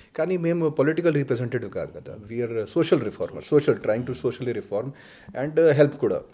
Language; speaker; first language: Telugu; non-native, fluent; Hindi